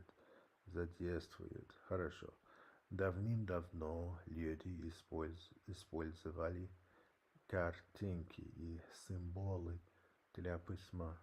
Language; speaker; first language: Russian; non-native, learner; English